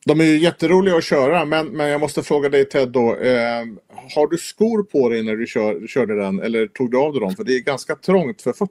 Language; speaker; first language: Swedish; native; Swedish